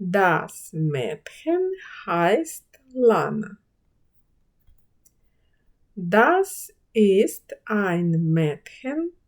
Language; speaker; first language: German; non-native, fluent; Ukrainian